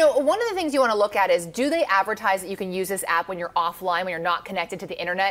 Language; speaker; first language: English; native; English